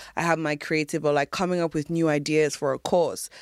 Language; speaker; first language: English; non-native, local second language; Yoruba